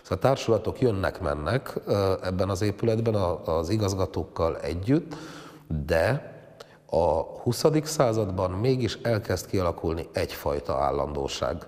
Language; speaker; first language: Hungarian; native; Hungarian